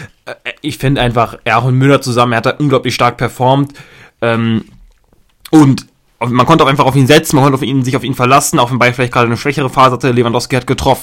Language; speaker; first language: German; native; German